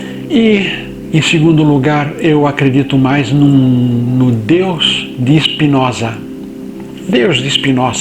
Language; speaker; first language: Portuguese; native; Portuguese